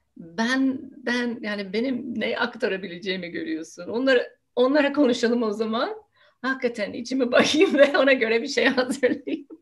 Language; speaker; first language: Turkish; non-native, fluent; English